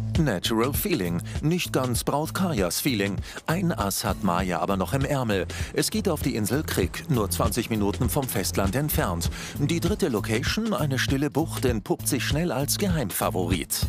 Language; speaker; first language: German; native; German